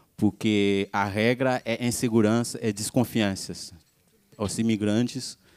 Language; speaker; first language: Portuguese; non-native, fluent; Haitian Creole